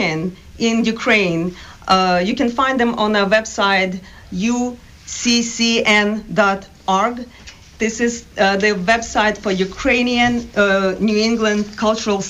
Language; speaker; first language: English; non-native, fluent; Ukrainian